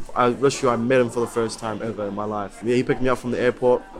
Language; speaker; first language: English; native; English